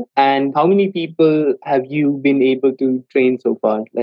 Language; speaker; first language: English; non-native, local second language; Hindi